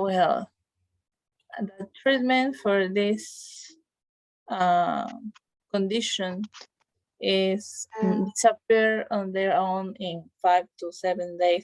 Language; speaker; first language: English; non-native, learner; Spanish